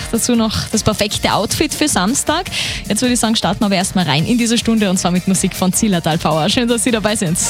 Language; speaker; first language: German; native; German